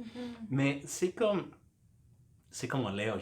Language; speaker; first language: French; non-native, fluent; Spanish